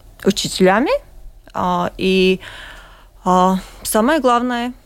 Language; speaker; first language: Russian; non-native, local second language; Latvian